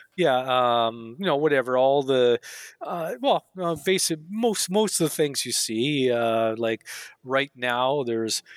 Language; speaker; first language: English; native; English